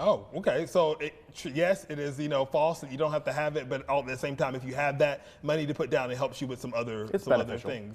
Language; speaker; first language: English; native; English